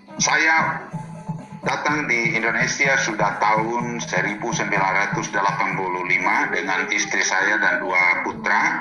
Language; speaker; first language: Indonesian; non-native, fluent; Finnish